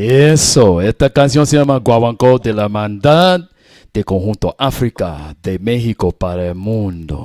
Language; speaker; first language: Spanish; non-native, learner; English